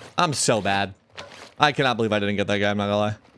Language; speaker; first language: English; native; English